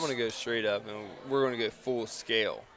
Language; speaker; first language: English; native; English